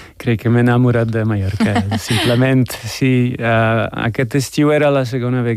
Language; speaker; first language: Catalan; non-native, fluent; French